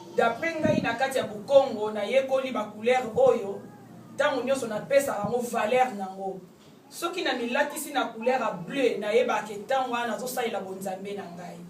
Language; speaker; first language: Lingala; non-native, local second language; Kongo